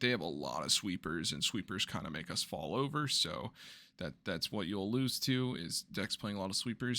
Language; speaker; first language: English; native; English